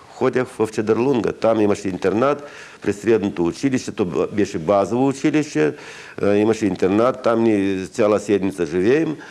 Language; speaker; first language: Bulgarian; native; Bulgarian